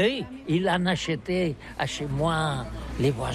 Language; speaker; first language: French; non-native, learner; Catalan